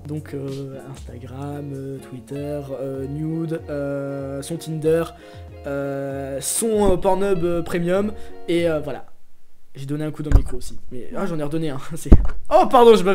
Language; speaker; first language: French; native; French